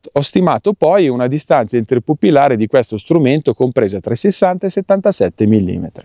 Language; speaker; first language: Italian; native; Italian